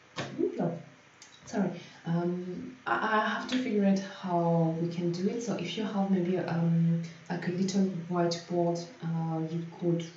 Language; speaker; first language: English; non-native, fluent; French